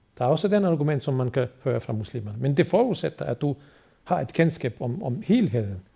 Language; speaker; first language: Danish; non-native, fluent; Bosnian